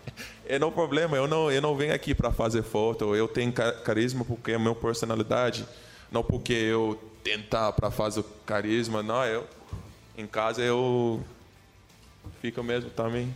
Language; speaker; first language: Portuguese; non-native, learner; English